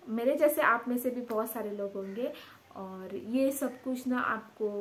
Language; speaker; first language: Hindi; non-native, local second language; Konkani